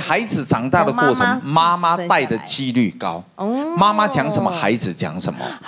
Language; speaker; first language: Chinese; native; Chinese